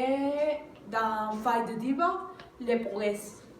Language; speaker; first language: French; non-native, learner; Spanish